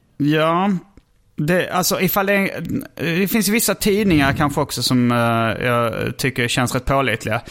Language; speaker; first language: Swedish; native; Swedish